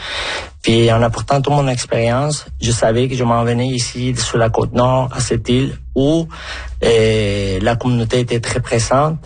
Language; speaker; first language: French; non-native, fluent; Spanish